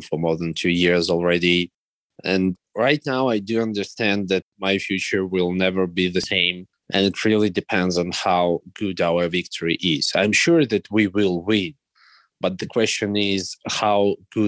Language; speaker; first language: English; non-native, fluent; Russian